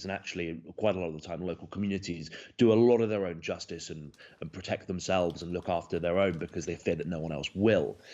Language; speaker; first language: English; native; English